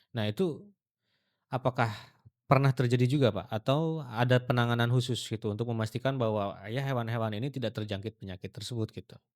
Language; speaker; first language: Indonesian; native; Indonesian